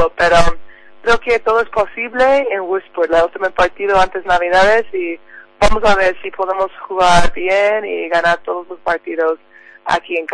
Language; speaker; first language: Spanish; non-native, learner; English